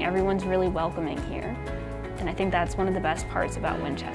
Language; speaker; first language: English; native; English